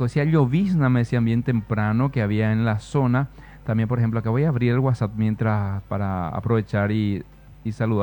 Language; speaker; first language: Spanish; native; Spanish